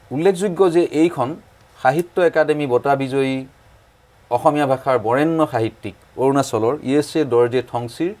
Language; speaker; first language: Assamese; native; Assamese